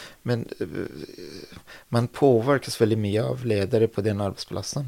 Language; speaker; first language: Swedish; non-native, fluent; Persian